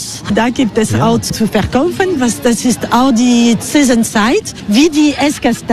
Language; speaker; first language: German; non-native, fluent; French